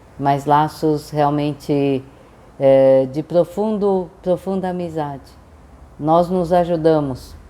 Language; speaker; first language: Portuguese; early bilingual, other home language; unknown